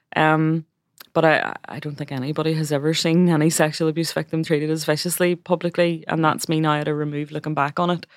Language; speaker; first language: English; native; English